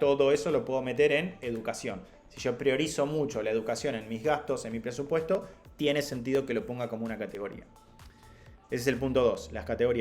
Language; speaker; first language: Spanish; native; Spanish